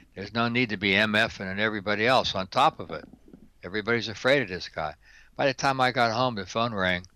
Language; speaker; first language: English; native; English